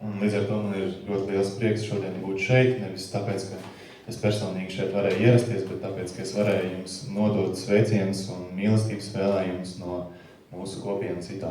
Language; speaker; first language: Latvian; native; Latvian